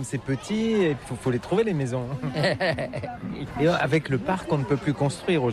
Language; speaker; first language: French; native; French